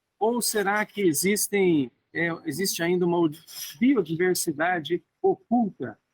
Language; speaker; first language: Portuguese; native; Portuguese